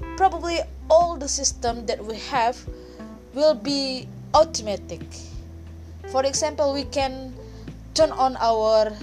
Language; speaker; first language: English; non-native, fluent; Indonesian